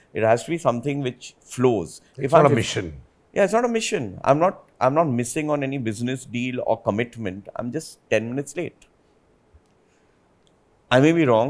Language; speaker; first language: English; non-native, local second language; Hindi